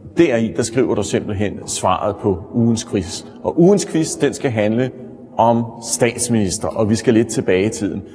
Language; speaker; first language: Danish; native; Danish